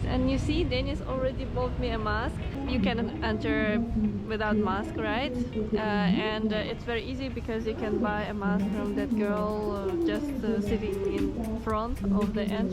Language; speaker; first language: English; non-native, fluent; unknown